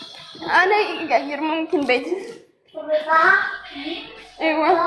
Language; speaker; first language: Arabic; non-native, learner; Amharic